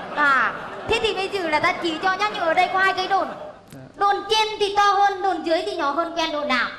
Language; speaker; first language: Vietnamese; non-native, local second language; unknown